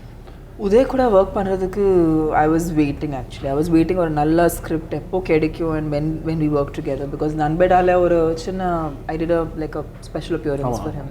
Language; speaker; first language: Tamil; non-native, fluent; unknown